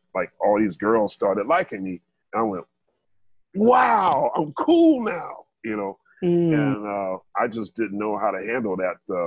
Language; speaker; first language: English; native; English